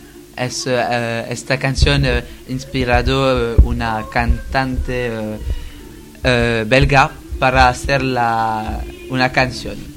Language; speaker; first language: Spanish; non-native, learner; French